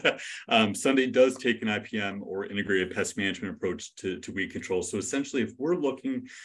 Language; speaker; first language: English; native; English